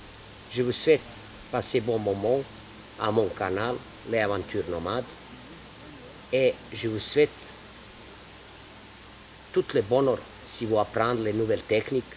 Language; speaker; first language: French; non-native, learner; Serbian